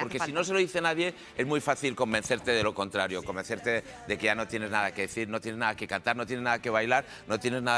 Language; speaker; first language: Spanish; native; Spanish